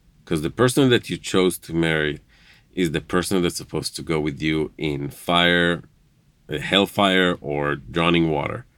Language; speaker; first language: English; non-native, fluent; Hebrew